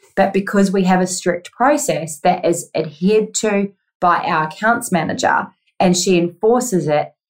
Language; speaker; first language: English; native; English